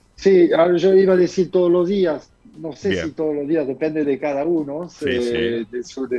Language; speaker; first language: Spanish; non-native, fluent; French